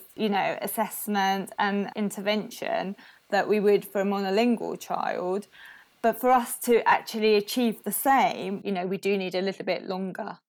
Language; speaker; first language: English; non-native, local second language; Spanish